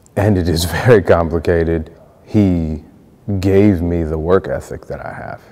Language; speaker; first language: English; native; English